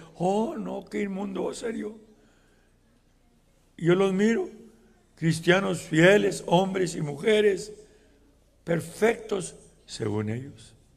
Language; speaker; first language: Spanish; native; Spanish